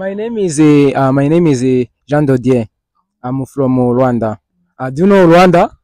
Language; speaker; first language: English; non-native, learner; Kinyarwanda